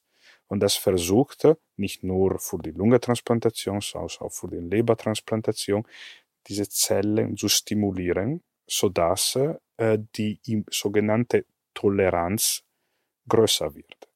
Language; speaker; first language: German; non-native, fluent; Italian